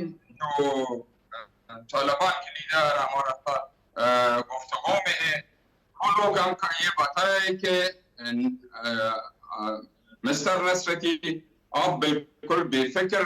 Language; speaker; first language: Hindi; non-native, learner; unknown